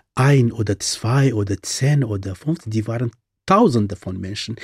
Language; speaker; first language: German; non-native, fluent; Arabic